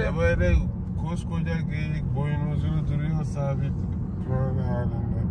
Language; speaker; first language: Turkish; non-native, fluent; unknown